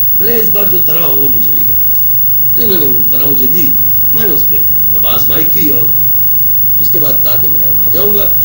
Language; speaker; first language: Urdu; non-native, local second language; Punjabi